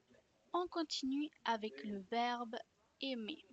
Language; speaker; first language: French; non-native, fluent; Spanish